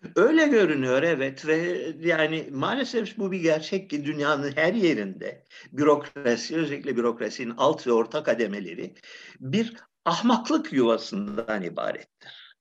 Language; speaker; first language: Turkish; native; Turkish